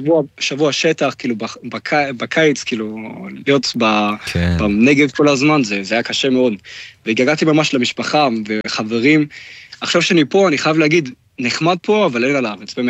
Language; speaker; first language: Hebrew; non-native, fluent; German